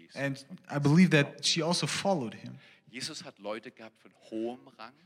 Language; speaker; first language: English; non-native, fluent; German